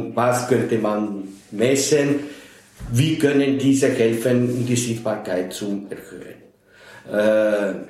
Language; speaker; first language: German; non-native, fluent; Spanish